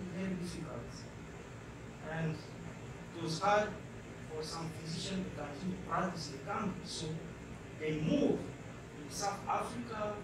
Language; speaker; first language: English; non-native, fluent; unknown